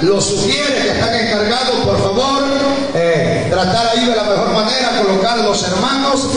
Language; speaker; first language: Spanish; native; Spanish